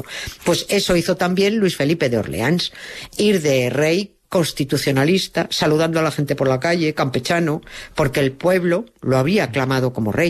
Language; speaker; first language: Spanish; native; Spanish